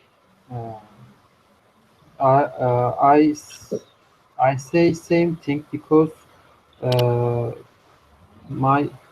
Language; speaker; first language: English; non-native, learner; Turkish